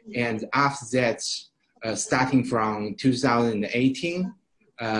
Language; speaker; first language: English; non-native, fluent; Chinese